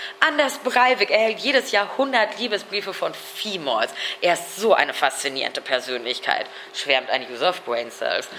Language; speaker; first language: German; native; German